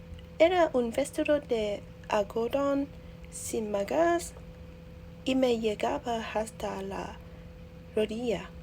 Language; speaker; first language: Spanish; non-native, learner; Vietnamese